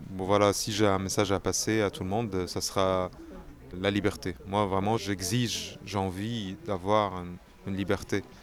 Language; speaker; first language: French; non-native, fluent; Arabic